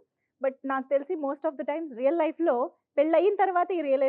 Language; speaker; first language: Telugu; native; Telugu